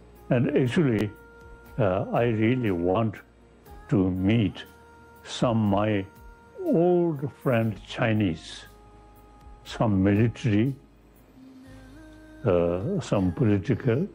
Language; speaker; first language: English; non-native, learner; Tibetan